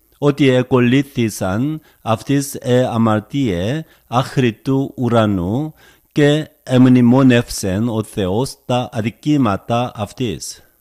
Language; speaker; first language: Greek; non-native, fluent; Korean